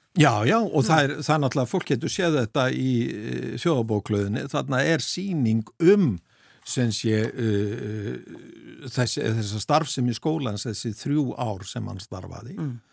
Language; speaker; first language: Icelandic; native; Icelandic